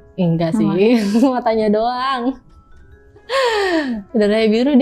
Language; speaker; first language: Indonesian; native; Indonesian